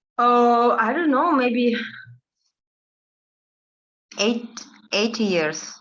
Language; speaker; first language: English; non-native, learner; Russian